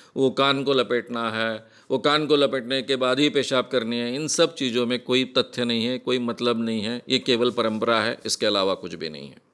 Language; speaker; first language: Hindi; non-native, local second language; Marathi